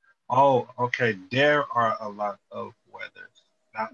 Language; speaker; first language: English; native; English